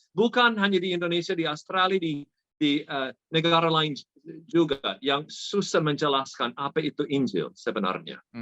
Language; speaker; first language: Indonesian; non-native, fluent; English